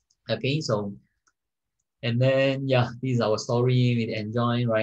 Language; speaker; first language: English; non-native, local second language; Malay